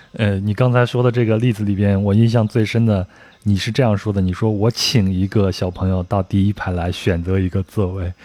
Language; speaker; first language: Chinese; native; Chinese